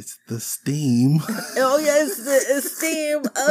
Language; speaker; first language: English; native; English